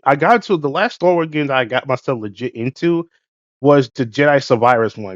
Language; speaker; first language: English; native; English